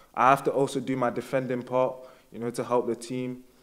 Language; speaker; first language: English; native; English